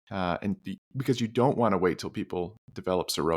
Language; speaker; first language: English; native; English